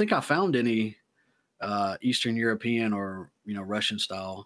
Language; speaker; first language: English; native; English